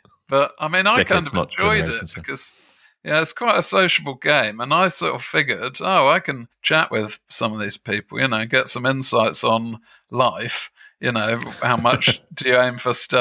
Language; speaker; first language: English; native; English